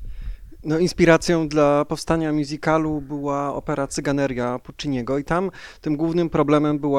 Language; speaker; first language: Polish; native; Polish